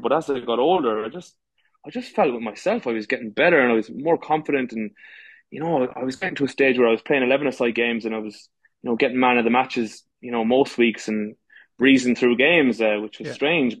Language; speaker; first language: English; native; English